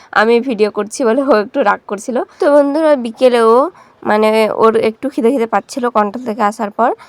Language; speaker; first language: Bangla; non-native, local second language; Santali